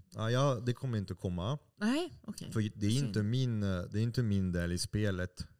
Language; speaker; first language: Swedish; non-native, fluent; French